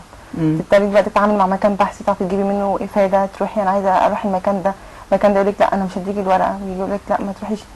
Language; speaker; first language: Arabic; native; Arabic